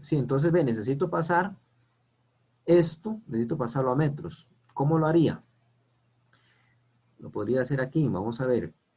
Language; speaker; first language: Spanish; native; Spanish